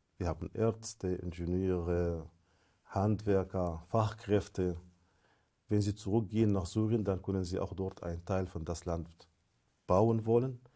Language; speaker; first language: German; non-native, fluent; Arabic